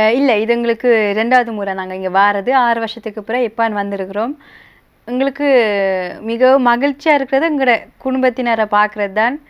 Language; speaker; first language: Tamil; early bilingual, heritage; Tamil